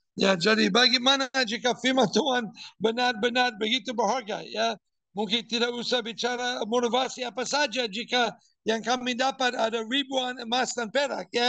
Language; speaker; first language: Indonesian; non-native, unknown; English